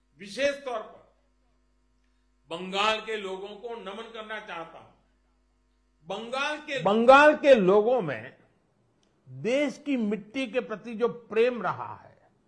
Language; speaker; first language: Hindi; non-native, local second language; Gujarati